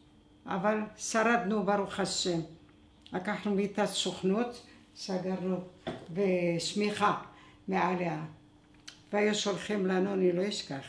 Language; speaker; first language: Hebrew; non-native, fluent; Arabic